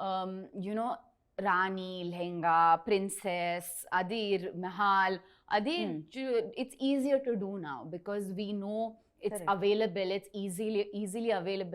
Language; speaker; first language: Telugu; non-native, learner; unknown